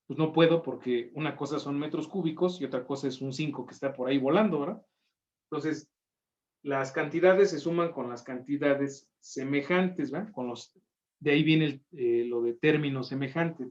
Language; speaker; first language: Spanish; native; Spanish